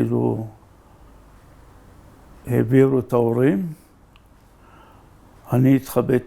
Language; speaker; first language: Hebrew; native; Hebrew